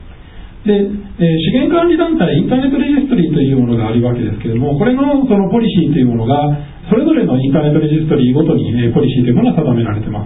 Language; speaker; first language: Japanese; native; Japanese